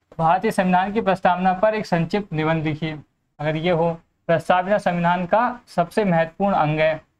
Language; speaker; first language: Hindi; native; Hindi